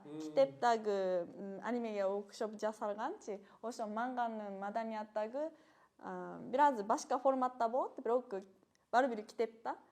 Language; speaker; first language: Kyrgyz; non-native, fluent; Japanese